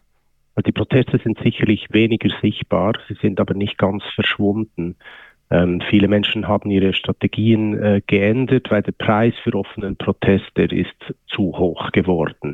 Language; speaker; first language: German; native; German